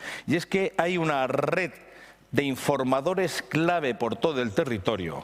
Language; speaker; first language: Spanish; native; Spanish